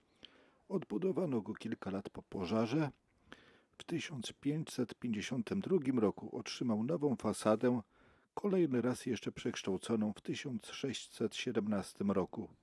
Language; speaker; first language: Polish; native; Polish